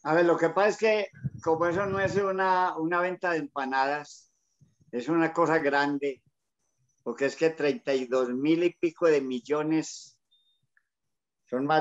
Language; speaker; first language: Spanish; native; Spanish